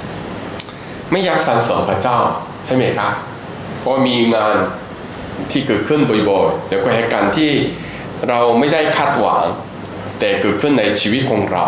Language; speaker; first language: Thai; non-native, fluent; Korean